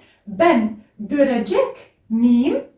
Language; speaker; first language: Turkish; non-native, fluent; French